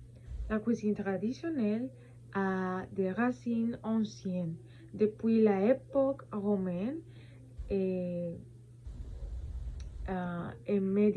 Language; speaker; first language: French; non-native, learner; Spanish